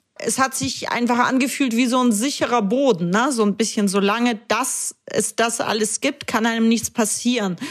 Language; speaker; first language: German; early bilingual, other home language; Russian